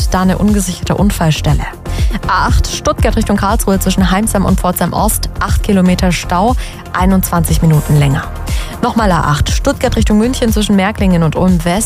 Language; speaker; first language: German; native; German